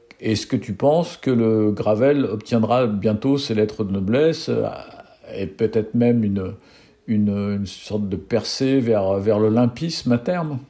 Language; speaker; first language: French; native; French